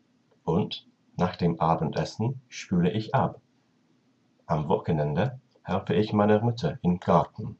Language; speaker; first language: German; non-native, learner; English